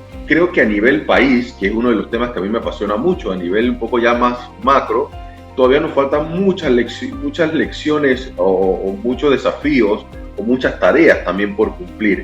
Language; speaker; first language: Spanish; native; Spanish